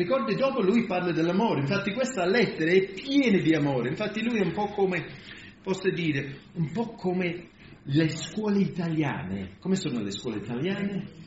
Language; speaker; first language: Italian; non-native, fluent; English